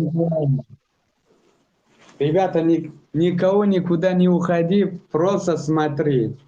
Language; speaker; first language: Russian; non-native, local second language; Tajik